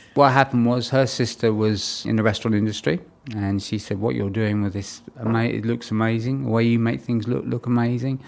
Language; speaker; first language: English; native; English